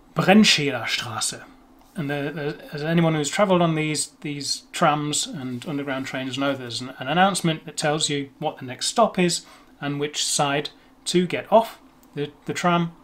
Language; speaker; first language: English; native; English